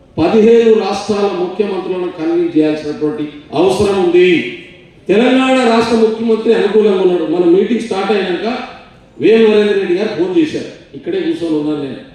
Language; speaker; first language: Telugu; non-native, local second language; Lambadi